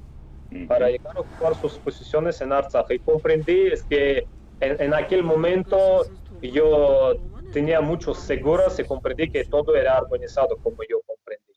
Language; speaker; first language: Spanish; non-native, fluent; Russian